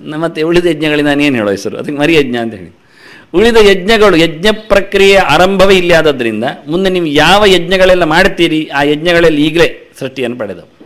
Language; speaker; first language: Kannada; non-native, local second language; Tulu